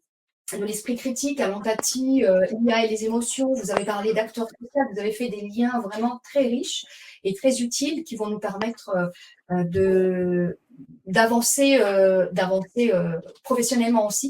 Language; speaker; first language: French; native; French